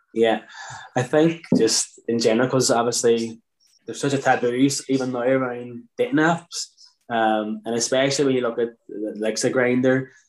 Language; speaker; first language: English; native; English